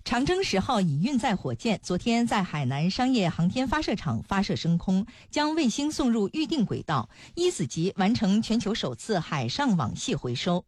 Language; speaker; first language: Chinese; native; Chinese